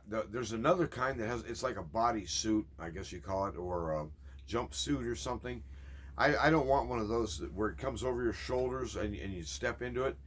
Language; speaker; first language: English; native; English